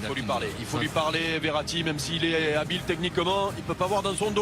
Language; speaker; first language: French; native; French